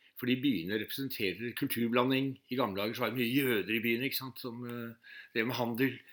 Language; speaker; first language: Norwegian; native; Norwegian